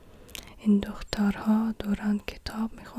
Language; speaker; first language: Persian; non-native, learner; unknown